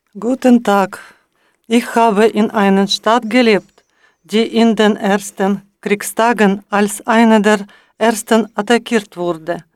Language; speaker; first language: German; non-native, learner; Ukrainian